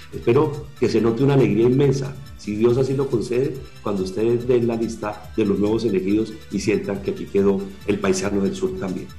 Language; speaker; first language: Spanish; native; Spanish